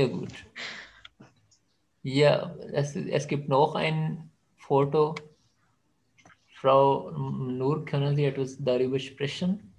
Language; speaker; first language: German; non-native, fluent; Urdu